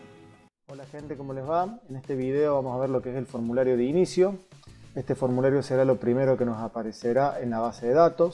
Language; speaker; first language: Spanish; native; Spanish